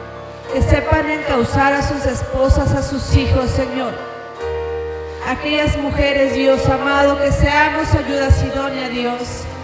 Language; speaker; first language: Spanish; native; Spanish